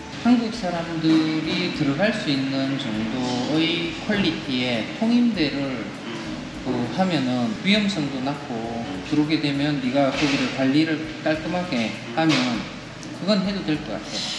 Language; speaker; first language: Korean; native; Korean